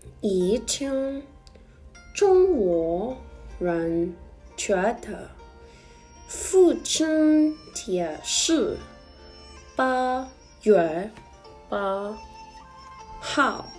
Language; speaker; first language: Chinese; non-native, learner; Spanish